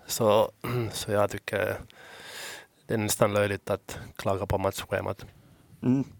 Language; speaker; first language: Swedish; non-native, local second language; Finnish